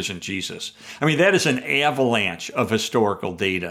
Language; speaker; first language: English; native; English